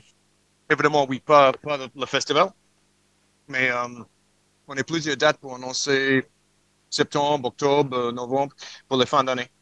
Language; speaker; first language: French; non-native, learner; English